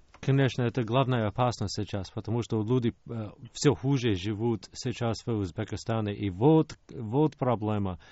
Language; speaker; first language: Russian; non-native, fluent; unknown